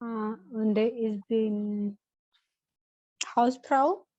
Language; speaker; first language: German; non-native, learner; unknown